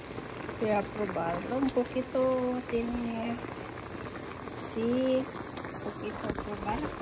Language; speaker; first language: Spanish; non-native, learner; Filipino